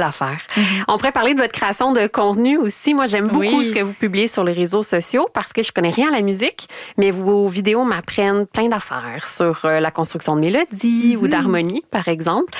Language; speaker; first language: French; native; French